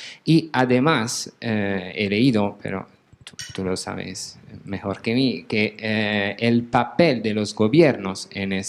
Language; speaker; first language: Spanish; non-native, fluent; Italian